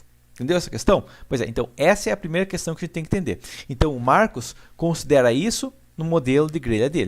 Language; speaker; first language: Portuguese; native; Portuguese